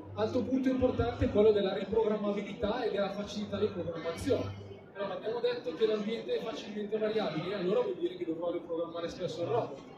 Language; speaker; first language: Italian; native; Italian